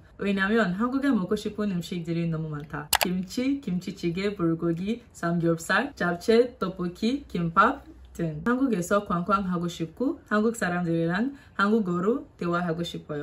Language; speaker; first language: Korean; non-native, learner; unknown